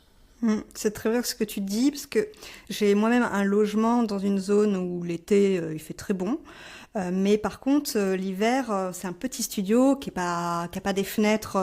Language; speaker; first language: French; native; French